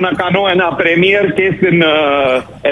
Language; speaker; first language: Greek; non-native, fluent; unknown